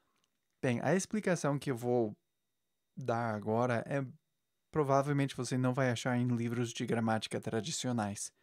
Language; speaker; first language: Portuguese; non-native, fluent; English